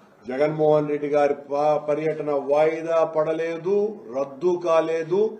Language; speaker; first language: Telugu; native; Telugu